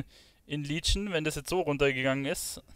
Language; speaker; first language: German; native; German